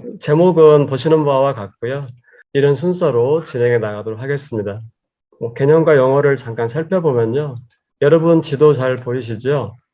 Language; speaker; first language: Korean; native; Korean